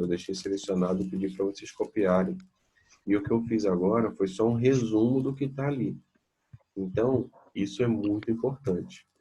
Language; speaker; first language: Portuguese; native; Portuguese